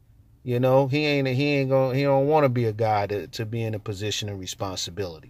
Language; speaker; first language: English; native; English